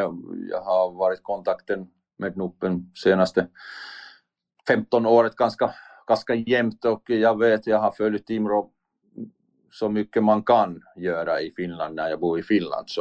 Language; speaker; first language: Swedish; non-native, learner; Finnish